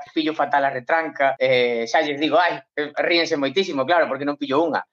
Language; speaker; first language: Galician; non-native, local second language; Spanish